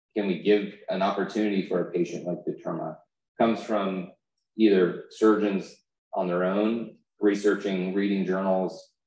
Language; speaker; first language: English; native; English